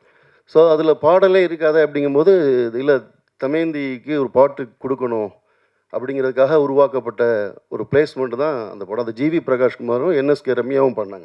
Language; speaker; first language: Tamil; native; Tamil